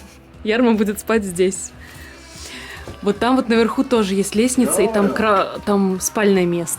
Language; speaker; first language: Russian; native; Russian